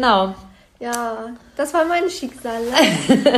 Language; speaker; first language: German; non-native, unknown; Persian